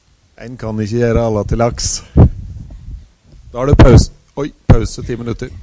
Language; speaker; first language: Norwegian; native; Norwegian